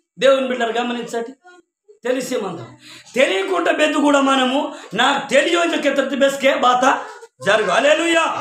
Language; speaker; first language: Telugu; non-native, local second language; Koya